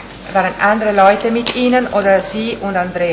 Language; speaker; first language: German; non-native, fluent; Italian